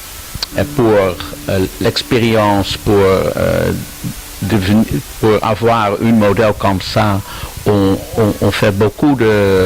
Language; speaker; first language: French; non-native, learner; Dutch